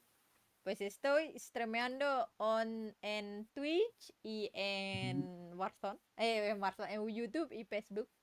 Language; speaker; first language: Spanish; non-native, learner; Indonesian